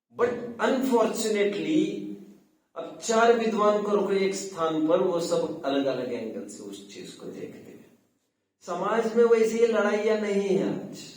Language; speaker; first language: Hindi; native; Hindi